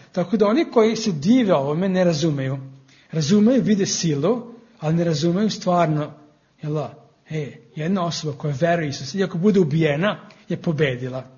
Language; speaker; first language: Serbian; non-native, fluent; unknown